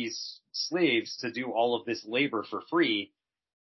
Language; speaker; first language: English; native; English